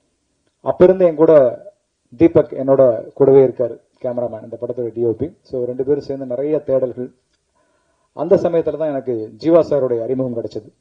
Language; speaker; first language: Tamil; native; Tamil